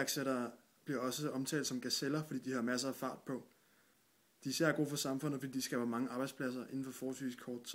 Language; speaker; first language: Danish; native; Danish